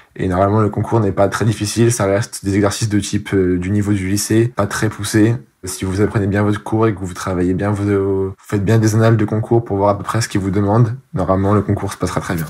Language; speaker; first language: French; native; French